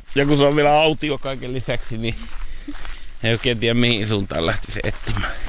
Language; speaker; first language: Finnish; native; Finnish